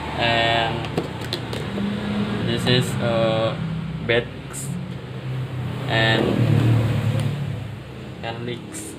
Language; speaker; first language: English; non-native, learner; Indonesian